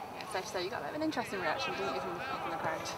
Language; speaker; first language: English; native; English